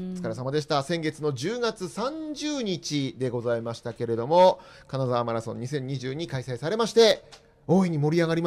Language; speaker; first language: Japanese; native; Japanese